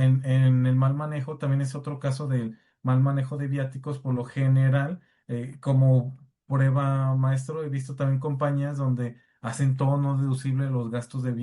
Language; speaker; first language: Spanish; native; Spanish